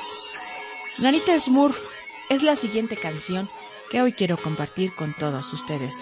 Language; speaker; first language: Spanish; native; Spanish